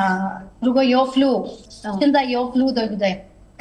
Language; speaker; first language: Chinese; non-native, fluent; Telugu